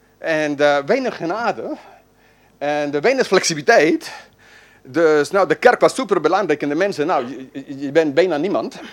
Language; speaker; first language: Dutch; non-native, fluent; English